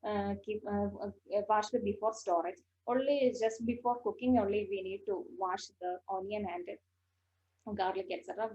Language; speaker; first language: English; non-native, local second language; Malayalam